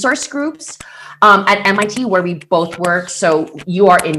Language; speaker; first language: English; non-native, local second language; Filipino